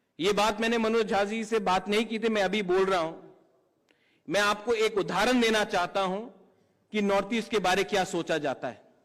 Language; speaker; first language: Hindi; non-native, local second language; Kok Borok